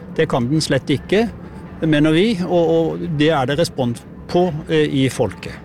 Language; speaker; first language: Norwegian; native; Norwegian